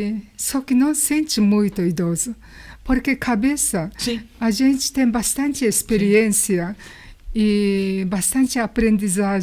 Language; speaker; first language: Portuguese; non-native, learner; Japanese